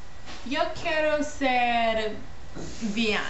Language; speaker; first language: Spanish; non-native, learner; English